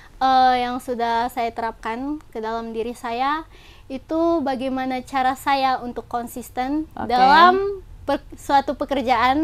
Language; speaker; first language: Indonesian; native; Indonesian